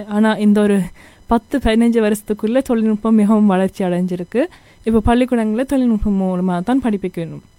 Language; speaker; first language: Tamil; early bilingual, heritage; Tamil